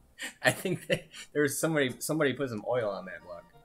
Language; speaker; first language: English; native; English